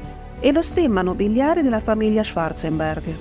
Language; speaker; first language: Italian; native; Italian